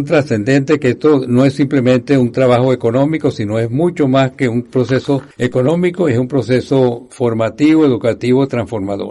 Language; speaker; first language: Spanish; native; Spanish